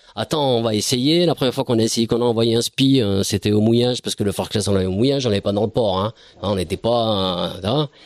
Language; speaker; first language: French; native; French